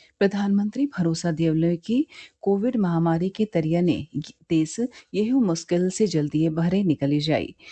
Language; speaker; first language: Bhojpuri; native; Bhojpuri